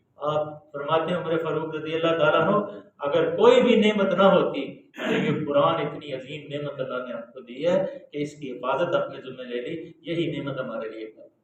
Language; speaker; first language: Urdu; non-native, local second language; Punjabi